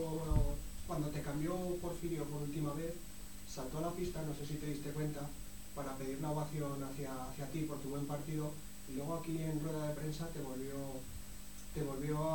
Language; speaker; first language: Spanish; native; Spanish